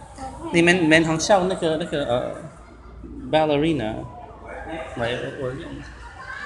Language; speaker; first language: Chinese; non-native, learner; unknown